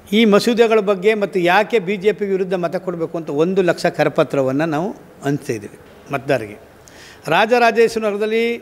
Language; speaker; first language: Kannada; native; Kannada